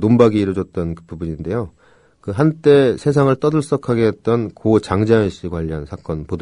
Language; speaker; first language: Korean; native; Korean